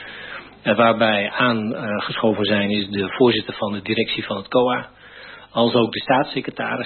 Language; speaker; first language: Dutch; native; Dutch